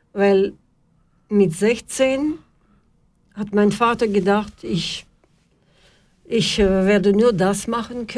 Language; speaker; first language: German; non-native, fluent; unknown